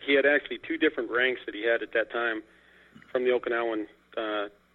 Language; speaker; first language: English; native; English